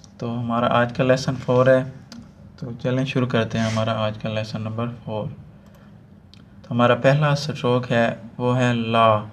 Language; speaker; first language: Urdu; non-native, local second language; Punjabi